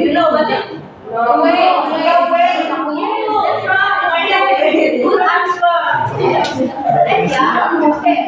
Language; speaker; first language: English; non-native, learner; Indonesian